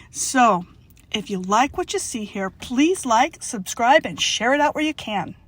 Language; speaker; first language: English; native; English